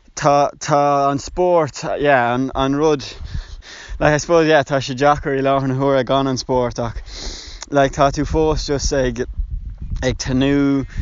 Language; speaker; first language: Irish; non-native, local second language; English